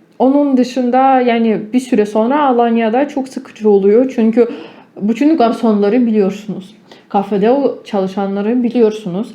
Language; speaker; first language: Turkish; non-native, fluent; Ukrainian